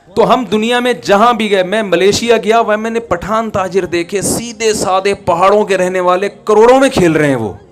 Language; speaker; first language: Urdu; native; Urdu